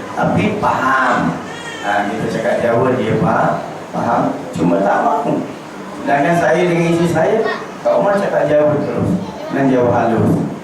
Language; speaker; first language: Malay; non-native, local second language; Javanese